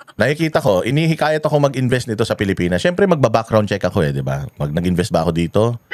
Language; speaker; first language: Filipino; native; Filipino